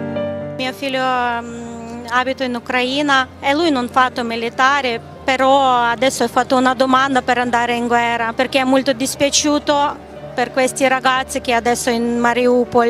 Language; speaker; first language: Italian; non-native, fluent; Ukrainian